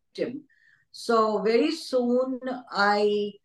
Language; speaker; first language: English; non-native, local second language; Hindi